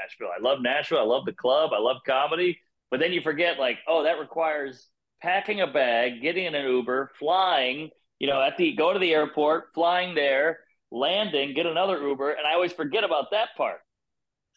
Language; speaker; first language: English; native; English